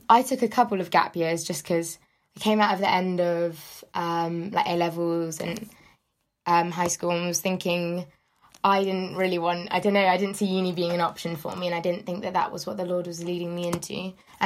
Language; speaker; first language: English; native; English